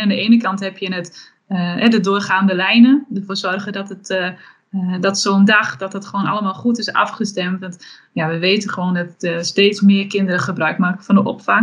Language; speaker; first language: Dutch; native; Dutch